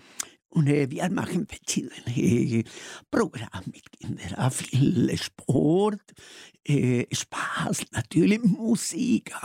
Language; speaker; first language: German; non-native, learner; Spanish